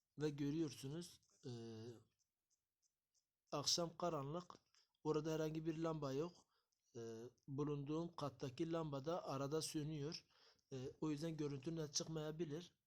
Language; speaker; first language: Turkish; native; Turkish